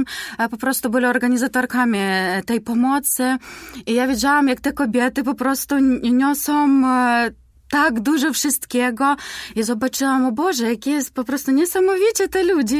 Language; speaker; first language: Polish; non-native, learner; Ukrainian